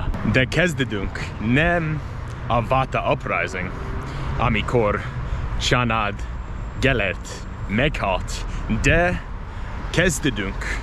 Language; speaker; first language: Hungarian; non-native, learner; English